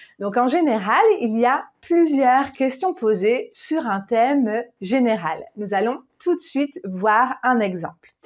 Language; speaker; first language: French; native; French